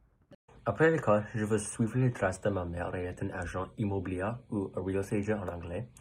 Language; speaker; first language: French; non-native, local second language; Russian